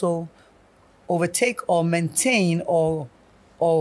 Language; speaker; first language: English; non-native, local second language; Akan